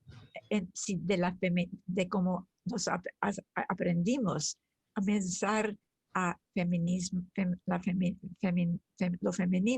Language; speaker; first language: Spanish; early bilingual, other home language; German